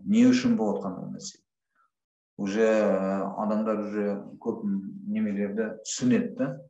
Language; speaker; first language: Kazakh; non-native, local second language; Russian